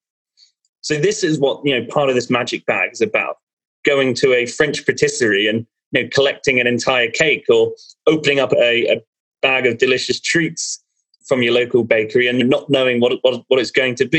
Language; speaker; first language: English; native; English